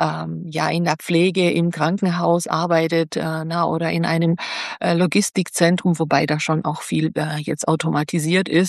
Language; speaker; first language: German; native; German